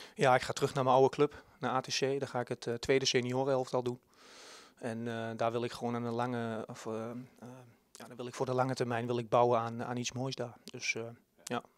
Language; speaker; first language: Dutch; native; Dutch